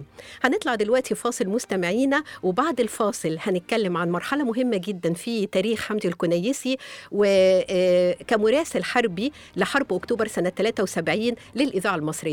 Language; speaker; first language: Arabic; native; Arabic